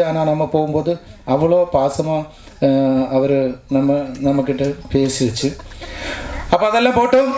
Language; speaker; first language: Tamil; non-native, local second language; Malayalam